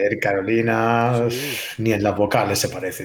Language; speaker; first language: Spanish; native; Spanish